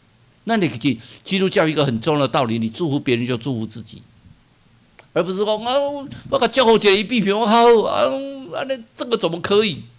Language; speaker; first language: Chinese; non-native, local second language; Min Nan Chinese